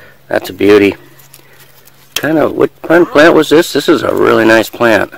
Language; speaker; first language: English; native; English